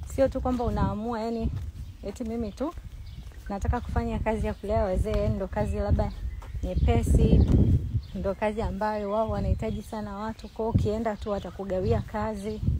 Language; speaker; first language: Swahili; native; Swahili